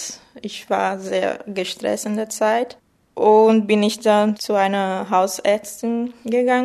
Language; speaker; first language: German; non-native, fluent; Portuguese